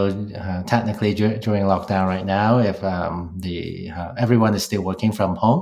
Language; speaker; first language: English; non-native, local second language; Cantonese